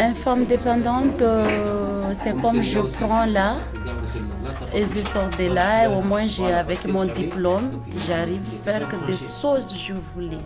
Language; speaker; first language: French; non-native, learner; Malagasy